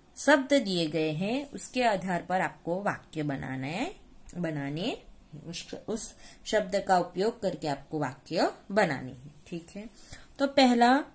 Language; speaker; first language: Hindi; non-native, local second language; Gujarati